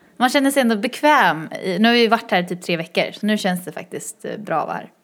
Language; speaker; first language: Swedish; early bilingual, other home language; Chinese